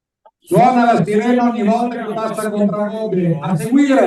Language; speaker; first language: Italian; native; Italian